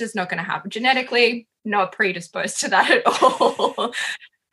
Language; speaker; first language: English; native; English